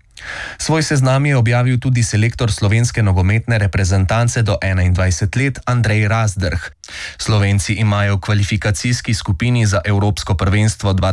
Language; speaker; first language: Slovenian; native; Slovenian